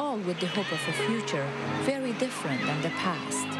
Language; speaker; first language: English; non-native, fluent; Persian